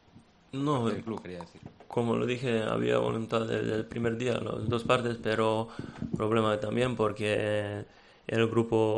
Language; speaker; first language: Spanish; non-native, fluent; Serbian